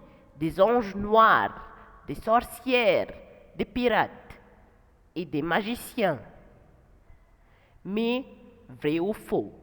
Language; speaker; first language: French; non-native, fluent; Arabic